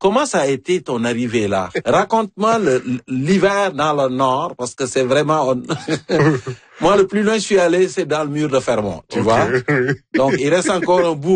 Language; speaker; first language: French; native; French